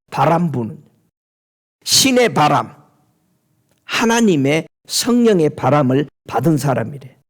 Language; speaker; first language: Korean; native; Korean